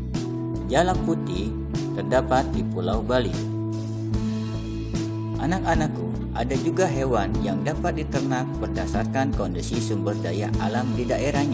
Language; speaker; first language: Indonesian; native; Indonesian